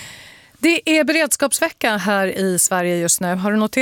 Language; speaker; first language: Swedish; native; Swedish